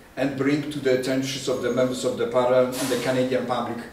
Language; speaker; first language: English; non-native, fluent; Polish